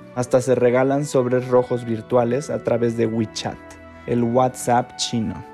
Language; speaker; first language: Spanish; non-native, fluent; Chinese